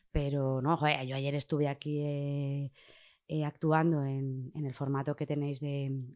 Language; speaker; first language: Spanish; native; Spanish